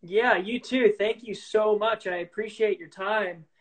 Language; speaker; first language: English; native; English